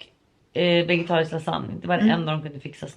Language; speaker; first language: Swedish; native; Swedish